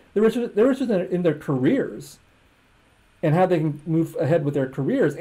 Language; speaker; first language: English; native; English